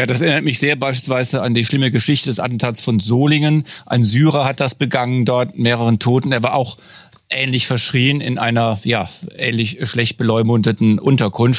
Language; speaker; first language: German; native; German